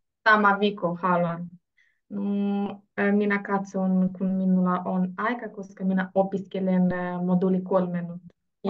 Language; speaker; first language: Finnish; non-native, learner; Russian